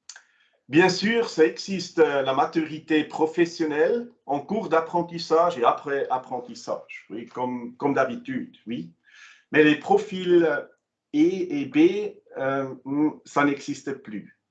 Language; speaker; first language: French; non-native, local second language; German